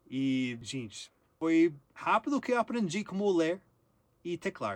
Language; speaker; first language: Portuguese; non-native, learner; English